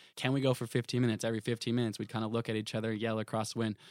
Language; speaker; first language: English; native; English